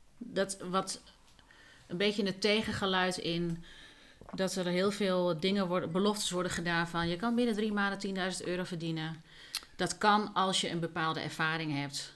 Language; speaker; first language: Dutch; native; Dutch